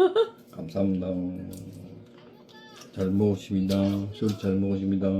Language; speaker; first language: Korean; non-native, learner; Filipino